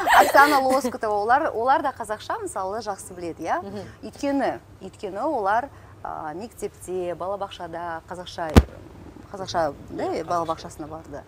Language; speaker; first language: Kazakh; non-native, local second language; Russian